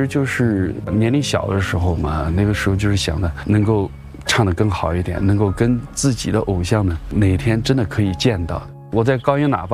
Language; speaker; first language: Chinese; native; Chinese